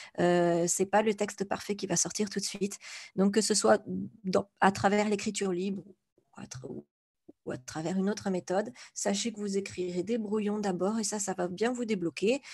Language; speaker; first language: French; native; French